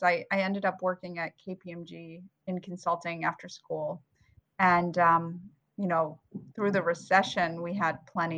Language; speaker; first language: English; native; English